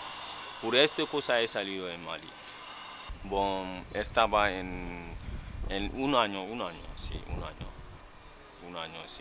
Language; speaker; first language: Spanish; non-native, learner; Bambara